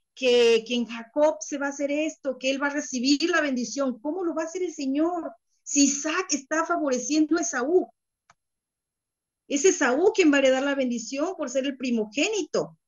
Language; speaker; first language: Spanish; native; Spanish